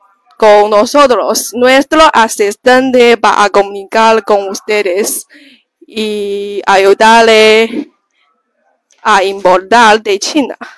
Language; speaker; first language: Spanish; non-native, learner; Chinese